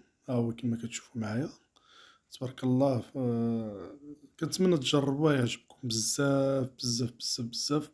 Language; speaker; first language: Arabic; native; Arabic